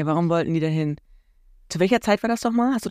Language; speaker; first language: German; native; German